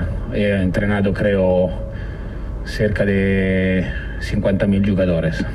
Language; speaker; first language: Spanish; non-native, learner; Italian